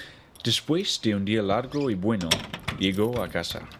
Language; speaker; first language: Spanish; non-native, learner; English